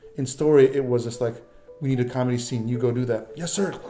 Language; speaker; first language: English; native; English